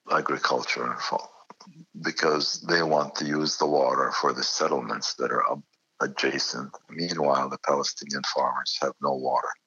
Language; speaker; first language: English; non-native, fluent; Arabic